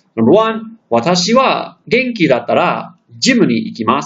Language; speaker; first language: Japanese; non-native, fluent; English